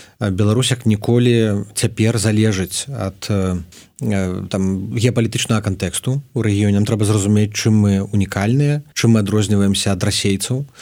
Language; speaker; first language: Belarusian; native; Belarusian